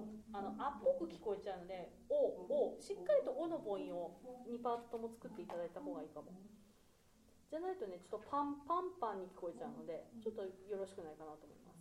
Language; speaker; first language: Japanese; native; Japanese